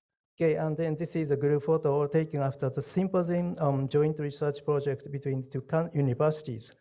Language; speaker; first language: English; non-native, learner; Japanese